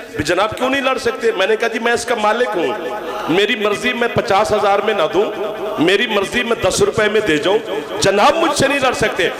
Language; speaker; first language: Urdu; non-native, local second language; Punjabi